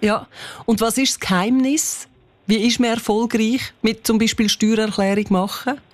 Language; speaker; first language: German; native; German